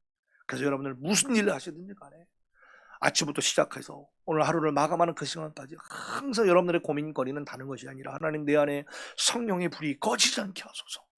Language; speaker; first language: Korean; native; Korean